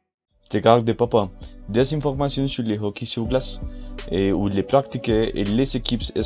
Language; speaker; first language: French; non-native, learner; Spanish